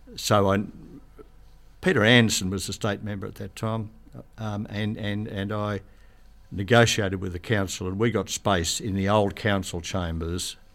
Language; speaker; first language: English; native; English